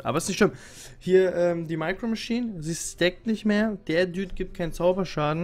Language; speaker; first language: German; native; German